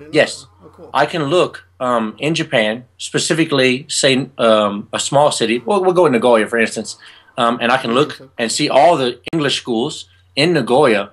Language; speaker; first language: English; native; English